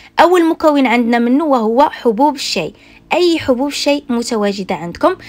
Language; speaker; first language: Arabic; native; Arabic